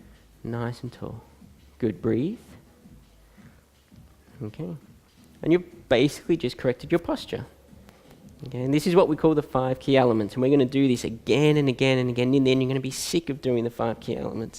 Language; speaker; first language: English; native; English